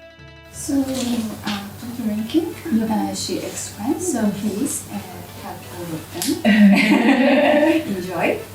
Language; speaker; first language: English; non-native, learner; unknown